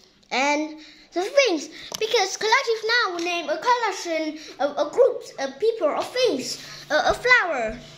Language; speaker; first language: English; non-native, learner; Vietnamese